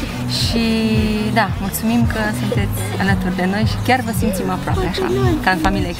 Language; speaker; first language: Romanian; native; Romanian